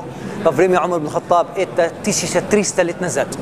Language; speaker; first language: Russian; non-native, learner; Arabic